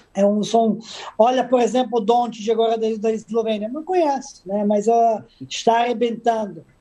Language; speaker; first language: Portuguese; non-native, fluent; Serbian